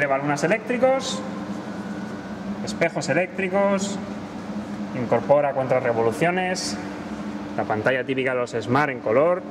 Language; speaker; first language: Spanish; native; Spanish